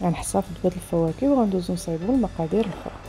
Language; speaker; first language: Arabic; native; Arabic